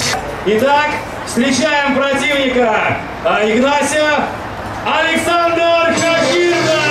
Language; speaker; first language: Russian; native; Russian